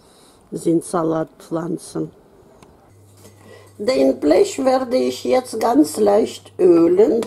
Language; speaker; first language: German; non-native, fluent; Russian